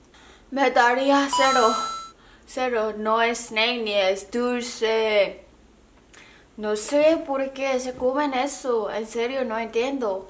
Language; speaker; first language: Spanish; non-native, learner; Korean